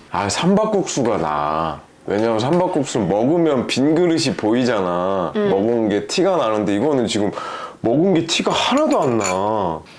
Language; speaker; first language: Korean; native; Korean